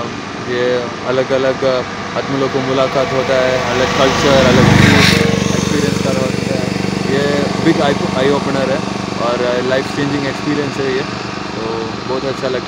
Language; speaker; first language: Hindi; non-native, local second language; Malayalam